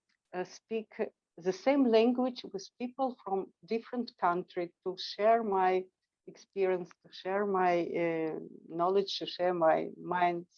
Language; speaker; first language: English; non-native, fluent; Russian